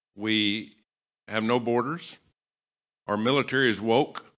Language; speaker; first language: English; native; English